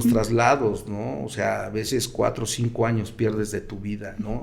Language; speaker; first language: Spanish; native; Spanish